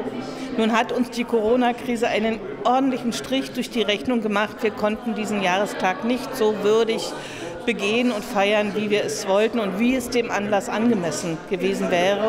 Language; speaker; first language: German; native; German